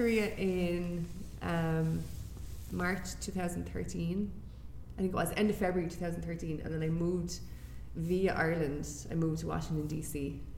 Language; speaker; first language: English; native; English